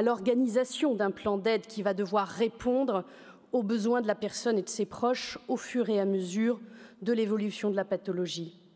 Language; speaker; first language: French; native; French